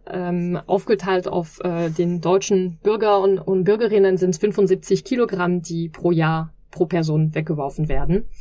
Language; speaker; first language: German; non-native, fluent; French